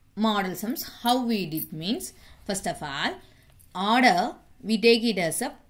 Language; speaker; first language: English; non-native, local second language; Tamil